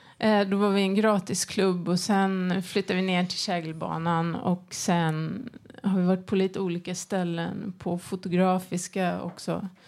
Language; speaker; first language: Swedish; native; Swedish